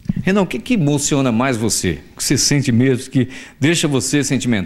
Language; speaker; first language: Portuguese; native; Portuguese